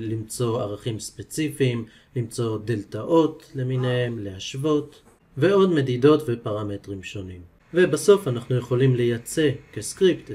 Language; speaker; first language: Hebrew; native; Hebrew